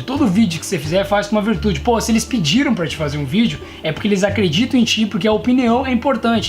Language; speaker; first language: Portuguese; native; Portuguese